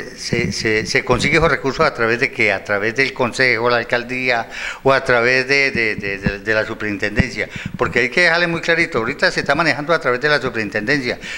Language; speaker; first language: Spanish; native; Spanish